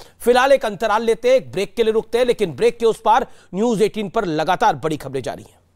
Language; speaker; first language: Hindi; native; Hindi